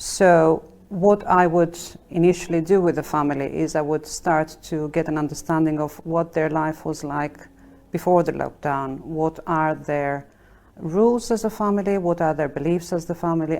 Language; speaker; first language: English; non-native, fluent; Albanian